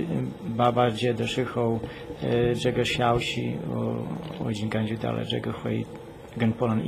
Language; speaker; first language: Chinese; non-native, learner; Polish